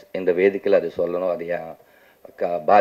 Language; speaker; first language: Tamil; non-native, local second language; Telugu